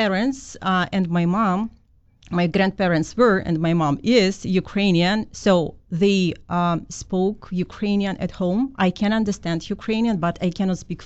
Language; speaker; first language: English; non-native, fluent; Kazakh